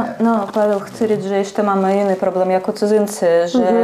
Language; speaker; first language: Czech; non-native, learner; Russian